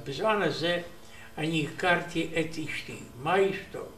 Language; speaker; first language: Hebrew; non-native, learner; Romanian